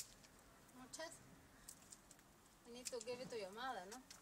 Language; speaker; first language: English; non-native, learner; Spanish